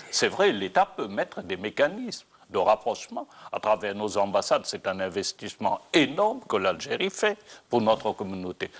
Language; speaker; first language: French; non-native, local second language; Morisyen